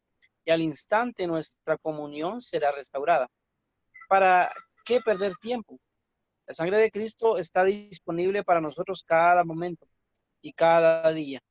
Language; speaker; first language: Spanish; native; Spanish